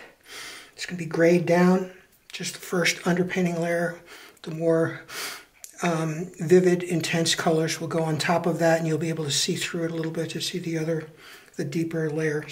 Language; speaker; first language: English; native; English